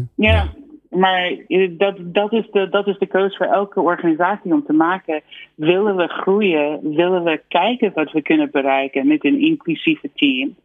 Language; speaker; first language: Dutch; non-native, fluent; English